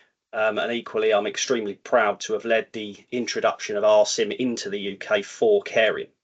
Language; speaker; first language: English; native; English